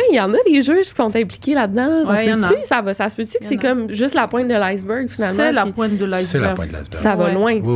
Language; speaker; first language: French; native; French